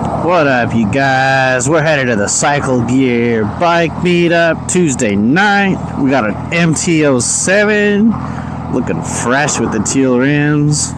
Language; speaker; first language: English; native; English